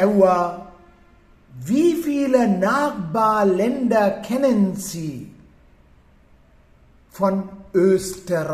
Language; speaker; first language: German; non-native, fluent; Sinhala